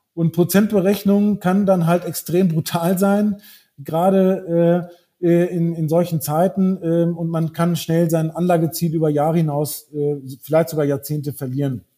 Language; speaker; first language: German; early bilingual, heritage; German